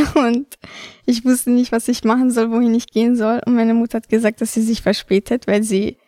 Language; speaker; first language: German; early bilingual, other home language; Albanian